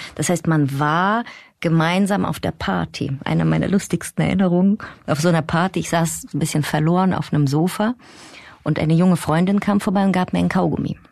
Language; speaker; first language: German; early bilingual, other home language; Russian